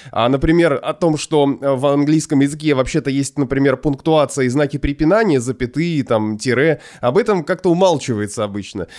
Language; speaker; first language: Russian; native; Russian